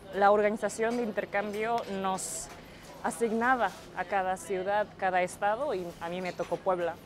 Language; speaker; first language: Spanish; non-native, fluent; Japanese